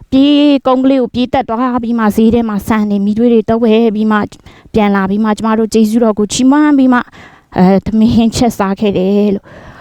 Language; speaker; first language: Burmese; non-native, local second language; Shan